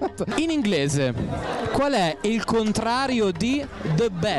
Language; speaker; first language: Italian; native; Italian